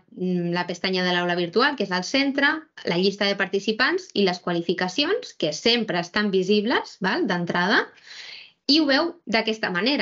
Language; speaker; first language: Catalan; native; Catalan